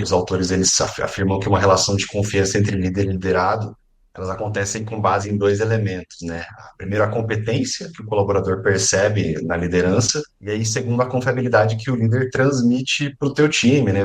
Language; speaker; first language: Portuguese; native; Portuguese